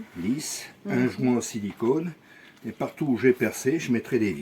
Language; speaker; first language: French; native; French